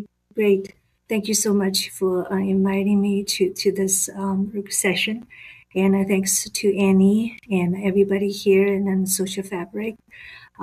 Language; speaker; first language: English; non-native, fluent; Chinese